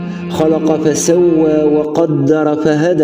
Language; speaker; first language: Arabic; native; Arabic